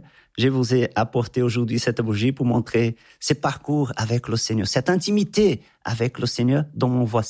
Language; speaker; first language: French; non-native, fluent; Portuguese